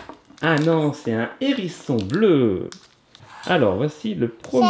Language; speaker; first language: French; native; French